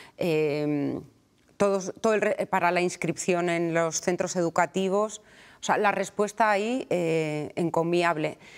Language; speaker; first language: Spanish; native; Spanish